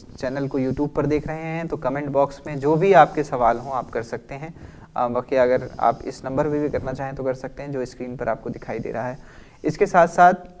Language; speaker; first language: Urdu; native; Urdu